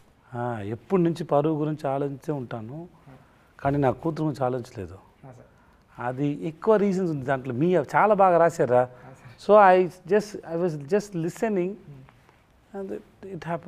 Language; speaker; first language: Telugu; non-native, learner; Tamil